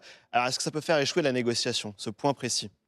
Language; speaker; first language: French; native; French